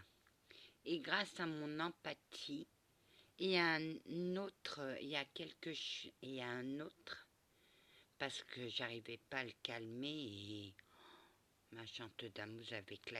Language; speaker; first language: French; early bilingual, other home language; Portuguese